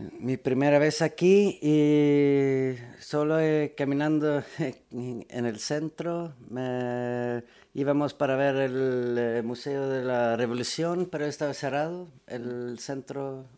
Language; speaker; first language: Spanish; early bilingual, heritage; Swedish